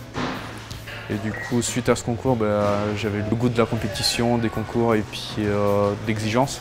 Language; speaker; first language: French; early bilingual, other home language; Romanian